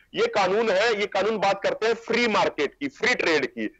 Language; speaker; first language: Hindi; native; Hindi